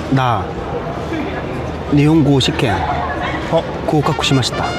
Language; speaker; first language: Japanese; non-native, learner; Korean